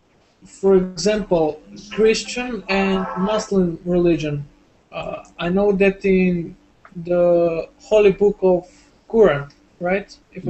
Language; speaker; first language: English; non-native, learner; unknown